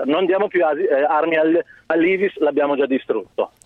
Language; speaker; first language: Italian; early bilingual, other home language; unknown